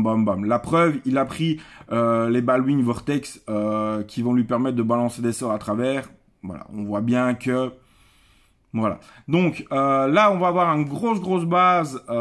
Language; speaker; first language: French; native; French